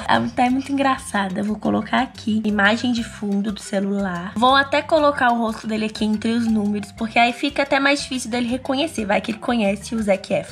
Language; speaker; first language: Portuguese; native; Portuguese